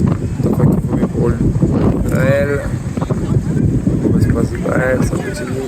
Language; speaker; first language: French; native; French